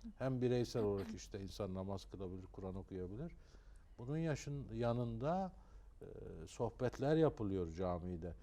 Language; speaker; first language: Turkish; native; Turkish